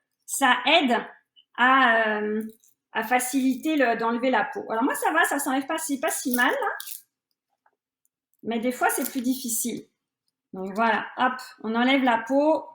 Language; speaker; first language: French; native; French